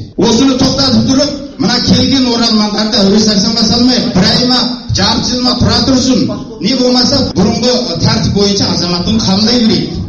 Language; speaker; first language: Kazakh; early bilingual, heritage; Kazakh